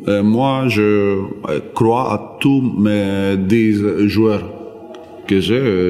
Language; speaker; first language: French; non-native, learner; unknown